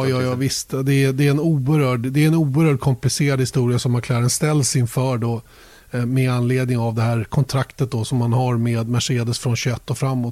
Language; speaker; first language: Swedish; native; Swedish